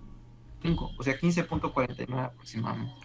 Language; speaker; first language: Spanish; native; Spanish